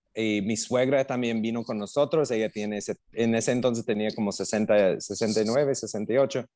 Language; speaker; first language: Spanish; non-native, fluent; English